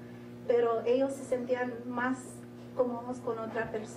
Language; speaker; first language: Spanish; early bilingual, heritage; Spanish